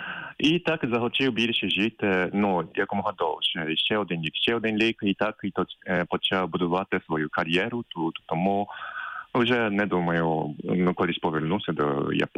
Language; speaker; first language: Ukrainian; non-native, fluent; Japanese